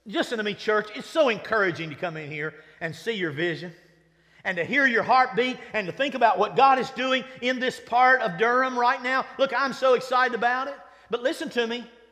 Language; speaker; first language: English; native; English